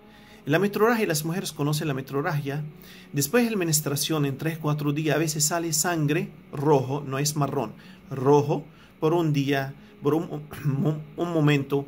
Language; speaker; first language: Spanish; non-native, fluent; Arabic